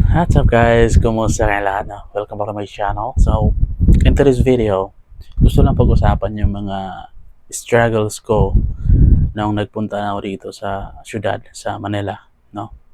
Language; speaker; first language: Filipino; non-native, local second language; Cebuano